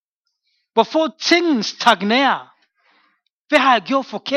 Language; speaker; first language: Swedish; non-native, learner; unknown